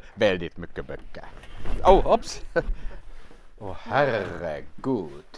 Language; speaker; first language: Swedish; non-native, fluent; German